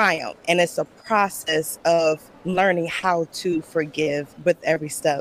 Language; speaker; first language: English; native; English